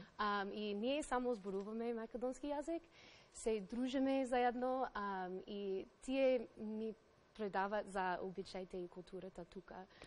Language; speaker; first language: Macedonian; non-native, learner; English